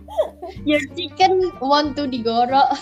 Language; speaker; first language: English; non-native, learner; Indonesian